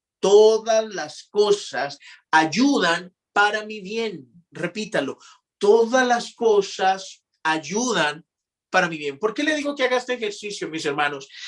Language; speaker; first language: Spanish; native; Spanish